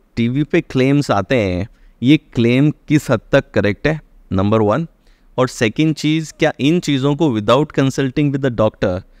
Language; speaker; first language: Hindi; native; Hindi